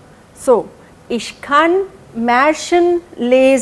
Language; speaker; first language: German; non-native, fluent; Hindi